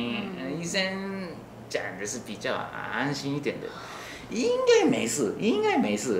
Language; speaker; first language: Chinese; non-native, learner; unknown